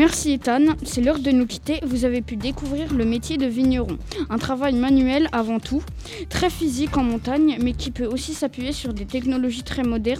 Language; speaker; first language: French; native; French